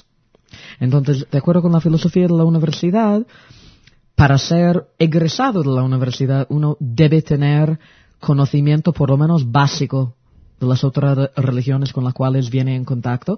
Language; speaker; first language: Spanish; early bilingual, heritage; Spanish